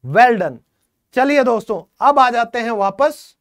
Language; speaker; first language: Hindi; native; Hindi